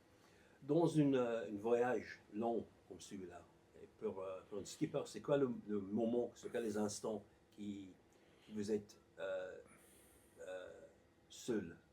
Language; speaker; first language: French; non-native, learner; English